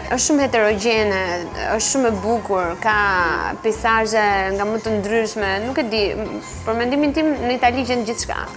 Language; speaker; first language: Albanian; native; Albanian